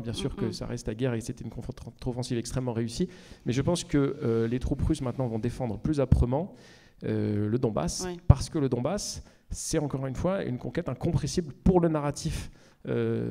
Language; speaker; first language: French; native; French